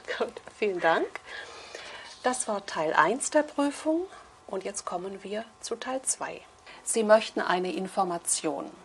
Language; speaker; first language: German; native; German